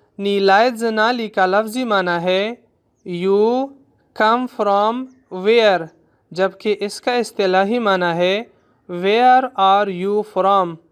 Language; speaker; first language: Urdu; non-native, local second language; Pashto